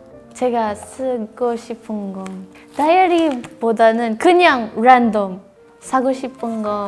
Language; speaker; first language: Korean; non-native, learner; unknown